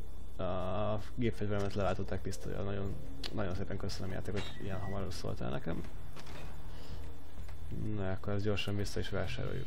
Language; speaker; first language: Hungarian; native; Hungarian